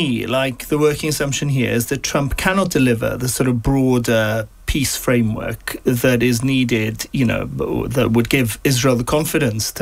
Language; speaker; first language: English; native; English